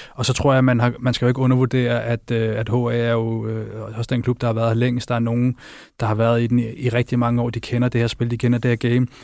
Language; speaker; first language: Danish; native; Danish